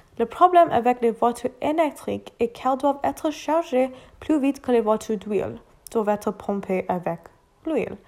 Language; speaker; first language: French; non-native, learner; English